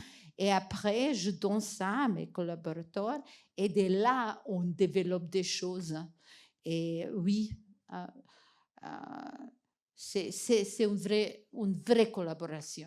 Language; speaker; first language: French; non-native, fluent; Macedonian